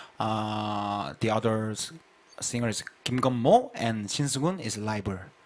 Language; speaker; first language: English; non-native, learner; Korean